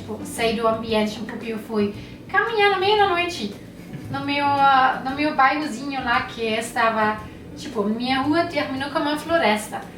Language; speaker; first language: Portuguese; non-native, fluent; German